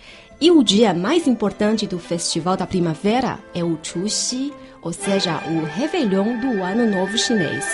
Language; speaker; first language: Portuguese; non-native, fluent; Chinese